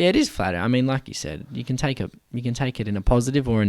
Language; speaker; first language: English; native; English